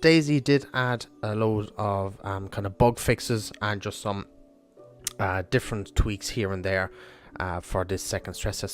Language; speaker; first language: English; native; English